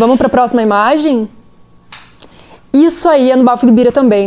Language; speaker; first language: Portuguese; native; Portuguese